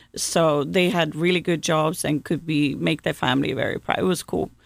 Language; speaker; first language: English; non-native, fluent; Swedish